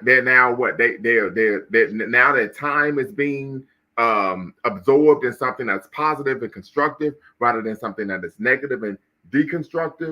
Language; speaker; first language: English; native; English